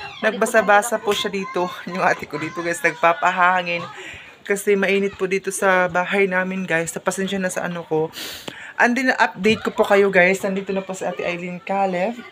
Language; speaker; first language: Filipino; non-native, local second language; Cebuano